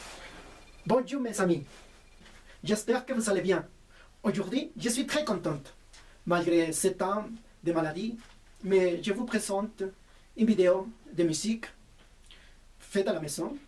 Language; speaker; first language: French; non-native, fluent; Spanish